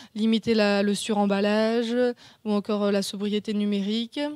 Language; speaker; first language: French; native; French